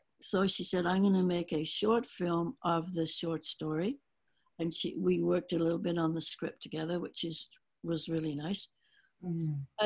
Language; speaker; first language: English; native; English